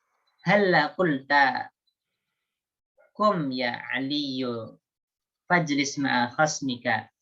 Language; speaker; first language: Arabic; non-native, learner; Indonesian